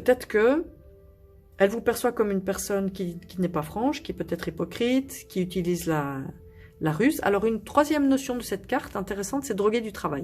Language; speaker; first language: French; native; French